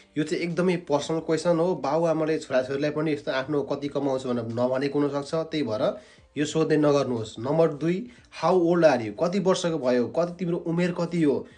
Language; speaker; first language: Nepali; native; Nepali